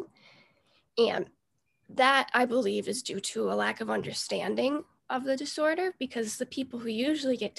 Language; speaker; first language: English; native; English